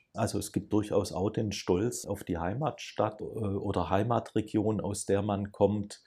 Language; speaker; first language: German; native; German